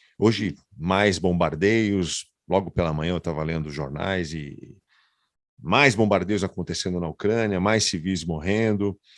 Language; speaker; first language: Portuguese; native; Portuguese